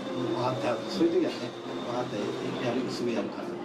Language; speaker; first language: Japanese; native; Japanese